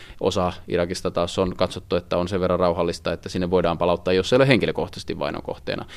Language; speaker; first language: Finnish; native; Finnish